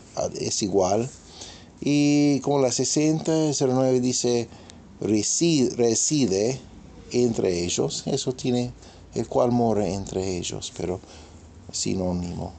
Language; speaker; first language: Spanish; non-native, fluent; English